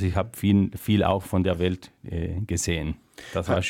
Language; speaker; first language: German; non-native, fluent; Spanish